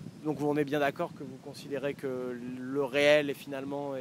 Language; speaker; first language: French; native; French